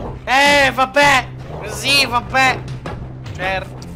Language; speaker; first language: Italian; native; Italian